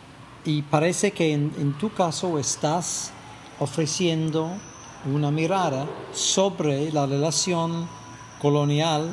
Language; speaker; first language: Spanish; non-native, fluent; English